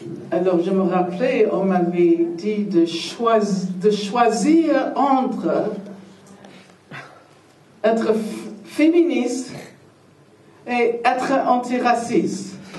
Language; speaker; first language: French; non-native, fluent; English